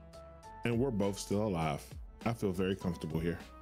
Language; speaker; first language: English; native; English